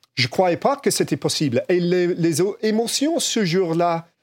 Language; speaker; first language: French; non-native, fluent; English